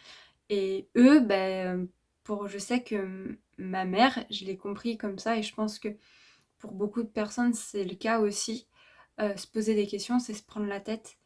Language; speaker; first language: French; native; French